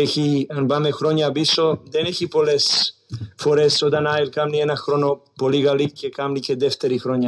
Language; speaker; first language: Greek; non-native, learner; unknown